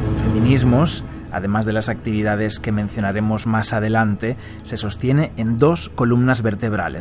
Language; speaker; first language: Spanish; native; Spanish